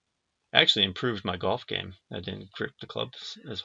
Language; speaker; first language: English; native; English